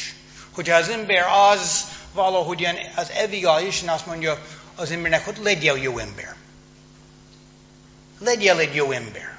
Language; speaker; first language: Hungarian; non-native, fluent; English